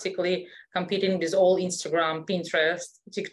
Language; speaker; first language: English; non-native, fluent; Russian